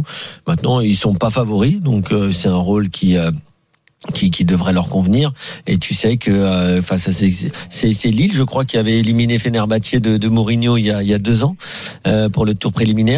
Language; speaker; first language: French; native; French